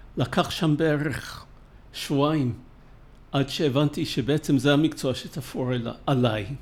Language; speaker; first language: Hebrew; non-native, fluent; English